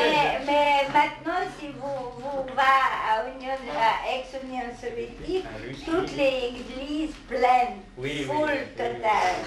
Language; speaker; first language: French; non-native, fluent; Hungarian